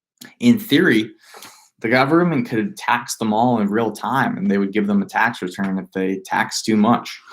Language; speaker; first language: English; native; English